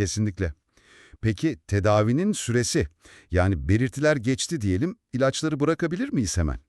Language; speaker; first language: Turkish; native; Turkish